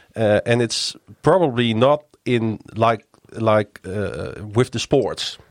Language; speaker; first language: English; non-native, fluent; Dutch